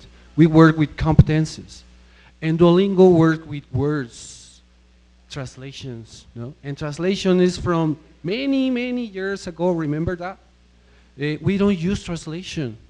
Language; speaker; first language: English; non-native, fluent; Spanish